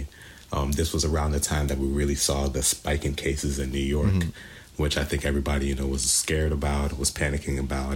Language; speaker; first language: English; native; English